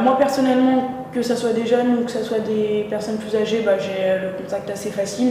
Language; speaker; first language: French; native; French